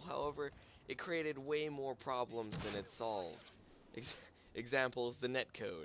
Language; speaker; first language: English; native; English